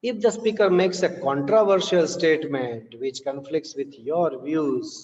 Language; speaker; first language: English; non-native, local second language; Gujarati